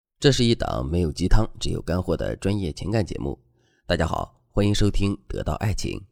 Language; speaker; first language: Chinese; native; Chinese